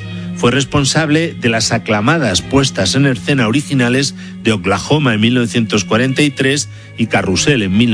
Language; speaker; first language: Spanish; native; Spanish